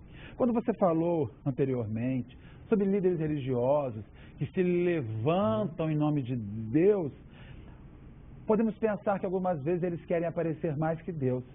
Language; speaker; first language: Portuguese; native; Portuguese